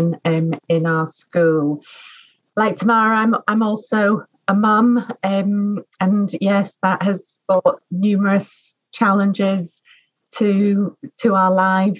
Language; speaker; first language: English; native; English